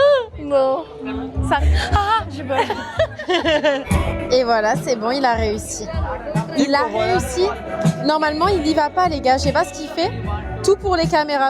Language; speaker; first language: French; native; French